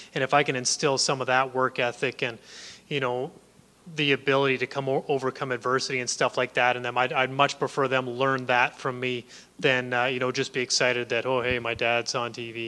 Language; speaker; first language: English; native; English